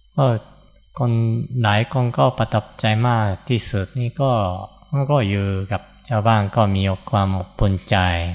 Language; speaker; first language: Thai; non-native, fluent; Japanese